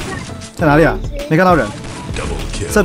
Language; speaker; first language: Chinese; native; Chinese